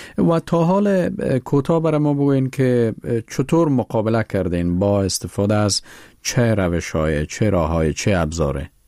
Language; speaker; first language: Persian; native; Persian